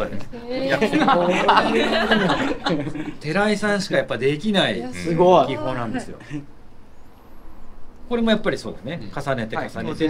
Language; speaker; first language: Japanese; native; Japanese